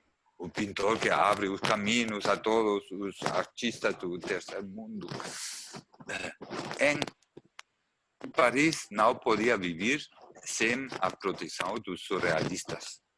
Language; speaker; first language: Portuguese; non-native, learner; German